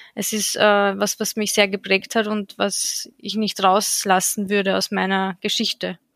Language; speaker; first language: German; native; German